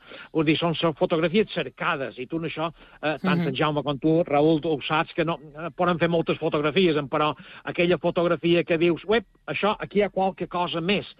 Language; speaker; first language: Catalan; native; Catalan